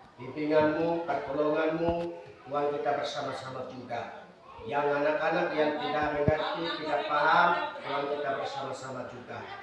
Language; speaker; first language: Indonesian; non-native, local second language; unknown